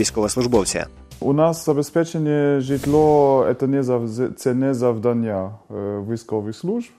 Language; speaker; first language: Ukrainian; non-native, fluent; German